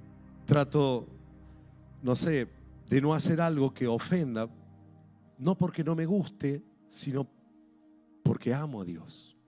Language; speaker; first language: Spanish; native; Spanish